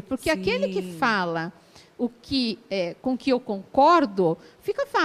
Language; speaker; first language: Portuguese; native; Portuguese